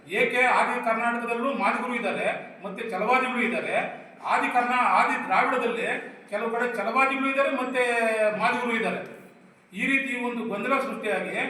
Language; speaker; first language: Kannada; native; Kannada